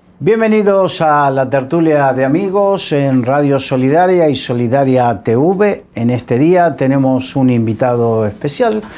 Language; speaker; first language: Spanish; native; Spanish